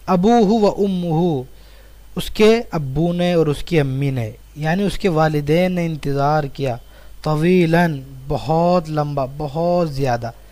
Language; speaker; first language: Urdu; native; Urdu